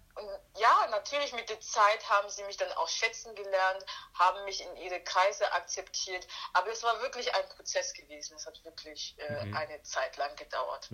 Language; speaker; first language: German; early bilingual, other home language; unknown